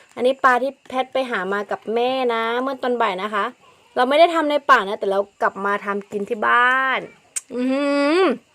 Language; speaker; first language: Thai; non-native, local second language; Karen languages